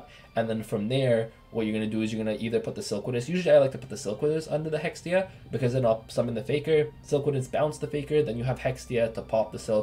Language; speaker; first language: English; native; English